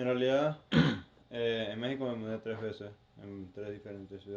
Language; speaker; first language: Spanish; native; Spanish